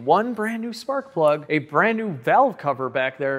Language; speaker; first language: English; native; English